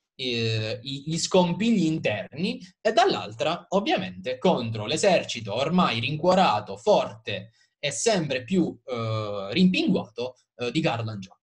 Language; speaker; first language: Italian; native; Italian